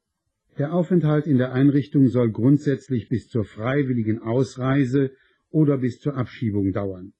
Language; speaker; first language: German; native; German